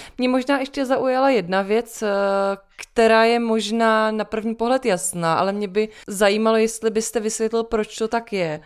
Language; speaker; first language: Czech; native; Czech